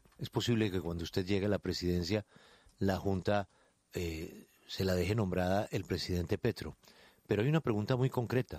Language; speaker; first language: Spanish; native; Spanish